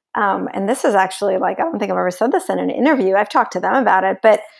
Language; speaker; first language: English; early bilingual, other home language; Russian